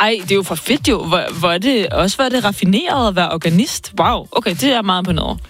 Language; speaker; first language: Danish; native; Danish